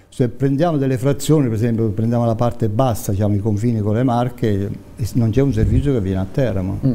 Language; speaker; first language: Italian; native; Italian